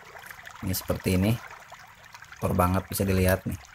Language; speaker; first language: Indonesian; native; Indonesian